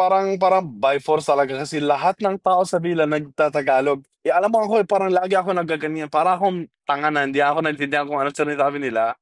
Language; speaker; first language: Filipino; non-native, fluent; Arabic